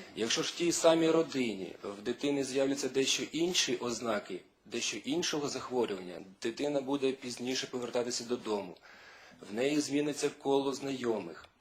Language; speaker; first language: Ukrainian; native; Ukrainian